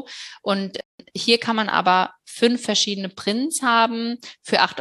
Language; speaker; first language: German; native; German